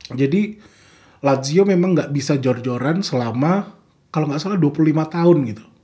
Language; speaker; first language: Indonesian; native; Indonesian